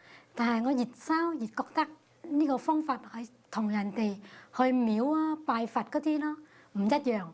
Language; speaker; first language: Cantonese; early bilingual, heritage; Cantonese